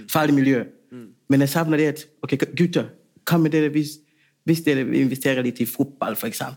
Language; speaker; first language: Norwegian; non-native, fluent; Swahili